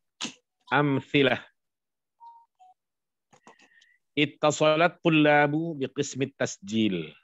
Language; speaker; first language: Arabic; non-native, fluent; Indonesian